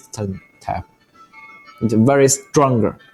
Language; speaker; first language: English; non-native, learner; Chinese